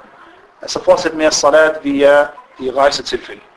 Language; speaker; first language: Danish; non-native, fluent; Arabic